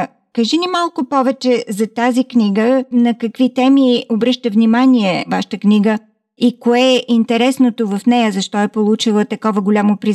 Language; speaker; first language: Bulgarian; native; Bulgarian